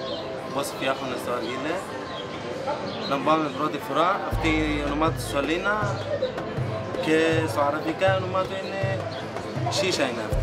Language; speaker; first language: Greek; non-native, learner; Arabic